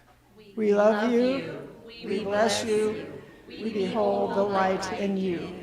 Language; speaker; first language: English; native; English